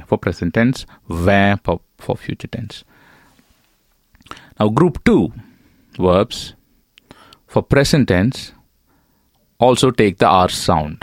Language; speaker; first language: English; non-native, local second language; Tamil